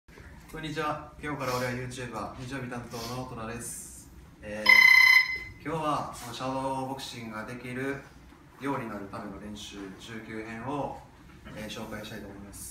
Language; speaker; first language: Japanese; native; Japanese